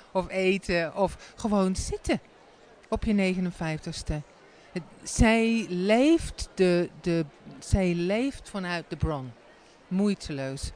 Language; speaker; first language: Dutch; non-native, fluent; English